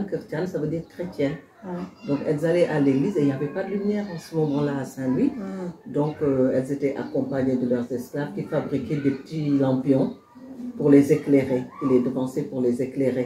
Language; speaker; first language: French; non-native, local second language; Wolof